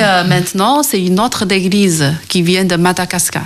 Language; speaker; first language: French; non-native, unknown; Chinese